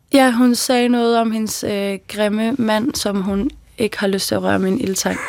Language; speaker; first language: Danish; early bilingual, other home language; Persian